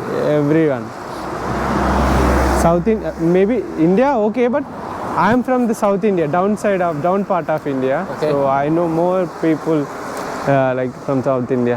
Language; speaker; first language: English; non-native, local second language; Telugu